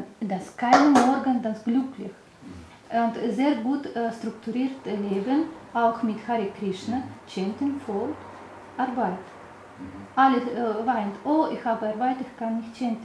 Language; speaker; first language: German; non-native, learner; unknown